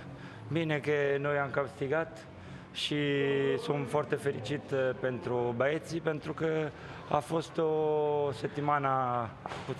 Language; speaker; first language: Romanian; non-native, fluent; Italian